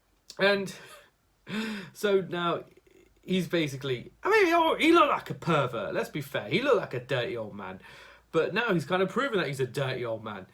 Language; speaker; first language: English; native; English